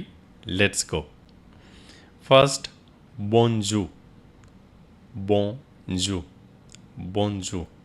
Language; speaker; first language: French; non-native, fluent; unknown